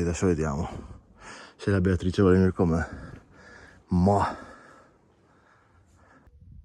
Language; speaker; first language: Italian; native; Italian